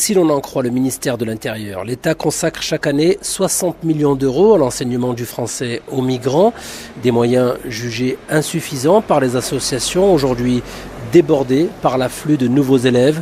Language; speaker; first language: French; native; French